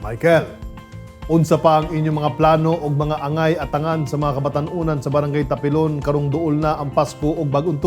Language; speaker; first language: Cebuano; native; Cebuano